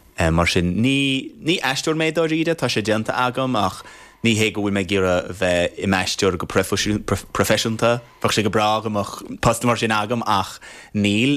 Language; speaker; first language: Irish; non-native, fluent; English